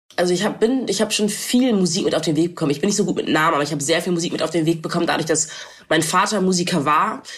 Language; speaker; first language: German; non-native, local second language; English